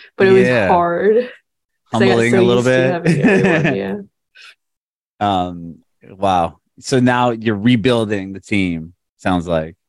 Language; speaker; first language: English; early bilingual, other home language; Indonesian